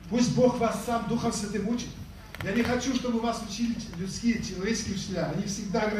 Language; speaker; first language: Russian; native; Russian